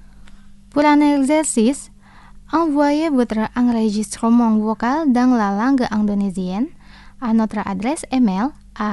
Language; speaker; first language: French; non-native, fluent; Indonesian